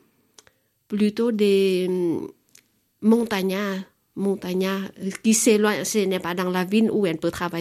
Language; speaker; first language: French; non-native, fluent; Vietnamese